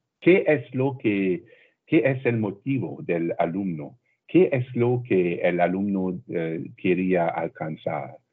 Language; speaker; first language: Spanish; non-native, learner; French